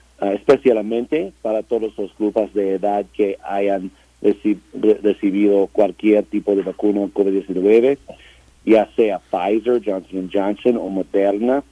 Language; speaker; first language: Spanish; non-native, learner; English